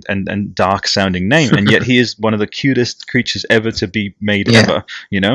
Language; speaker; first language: English; non-native, fluent; Italian